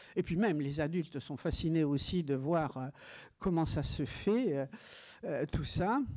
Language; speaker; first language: French; native; French